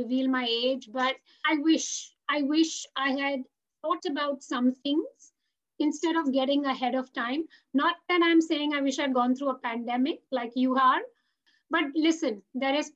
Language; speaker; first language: English; non-native, local second language; Hindi